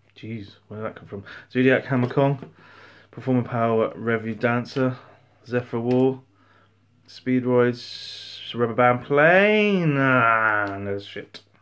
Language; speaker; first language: English; native; English